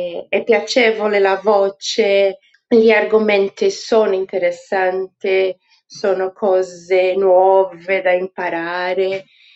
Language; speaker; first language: Italian; early bilingual, heritage; Portuguese